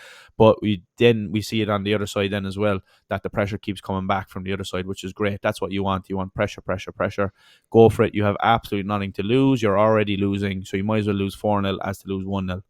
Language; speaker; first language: English; native; English